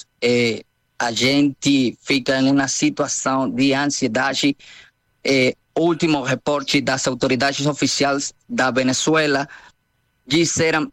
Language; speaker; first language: Portuguese; non-native, learner; Spanish